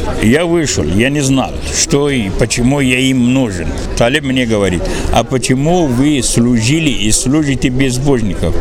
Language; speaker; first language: Russian; non-native, fluent; Pashto